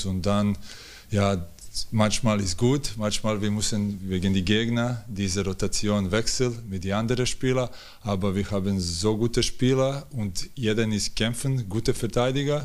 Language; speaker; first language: German; non-native, learner; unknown